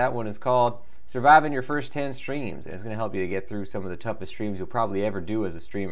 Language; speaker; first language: English; native; English